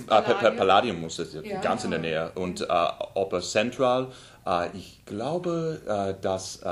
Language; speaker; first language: German; non-native, learner; English